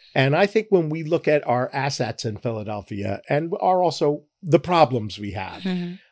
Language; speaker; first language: English; native; English